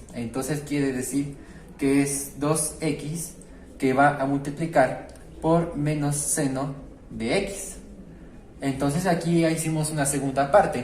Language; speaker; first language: Spanish; native; Spanish